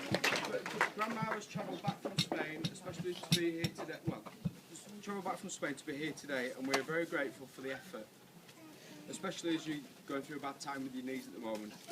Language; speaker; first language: English; native; English